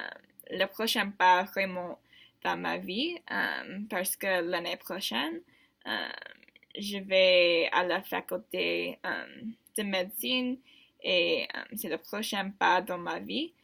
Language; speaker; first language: French; non-native, learner; English